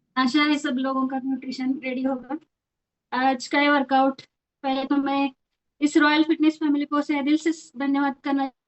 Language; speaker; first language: Hindi; non-native, local second language; Marathi